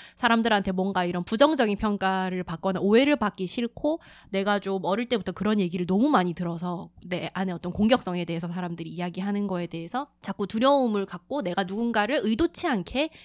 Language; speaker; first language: Korean; native; Korean